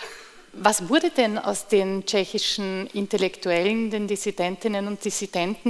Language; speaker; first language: German; native; German